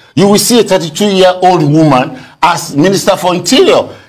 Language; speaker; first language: English; non-native, local second language; Yoruba